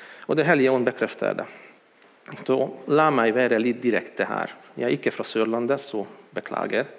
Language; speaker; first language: Swedish; non-native, fluent; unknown